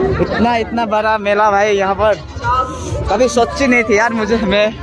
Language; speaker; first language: Hindi; non-native, local second language; Nepali